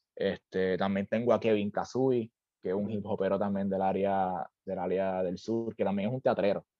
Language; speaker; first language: Spanish; native; Spanish